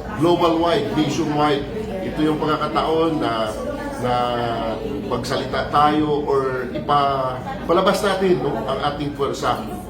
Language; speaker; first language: Filipino; native; Filipino